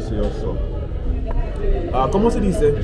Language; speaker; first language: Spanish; non-native, learner; English